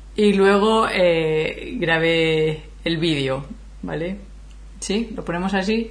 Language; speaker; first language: Spanish; non-native, fluent; English